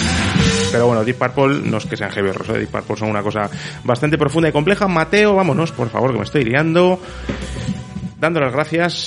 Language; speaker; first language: Spanish; native; Spanish